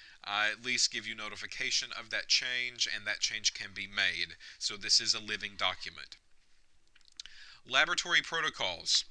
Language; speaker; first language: English; native; English